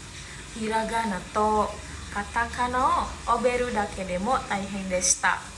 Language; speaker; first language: Japanese; non-native, learner; Indonesian